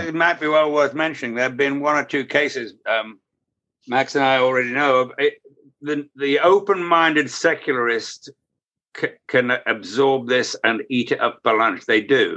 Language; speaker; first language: English; native; English